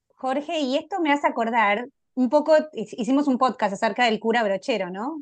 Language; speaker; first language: Spanish; native; Spanish